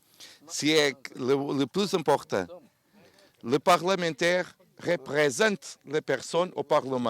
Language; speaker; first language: French; non-native, fluent; Portuguese